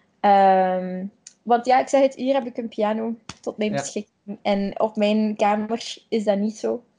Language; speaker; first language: Dutch; native; Dutch